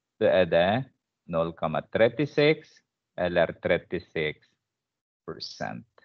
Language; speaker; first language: Swedish; non-native, fluent; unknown